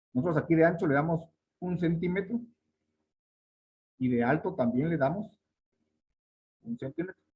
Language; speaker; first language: Spanish; native; Spanish